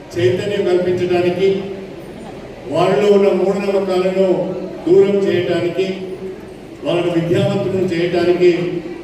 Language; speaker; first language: Telugu; native; Telugu